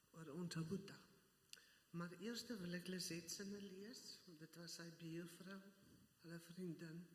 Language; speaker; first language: Afrikaans; native; Afrikaans